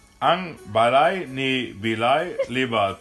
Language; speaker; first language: Cebuano; non-native, learner; Dutch